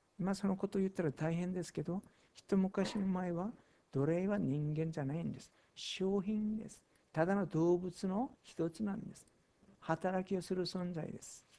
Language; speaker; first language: Japanese; non-native, fluent; Korean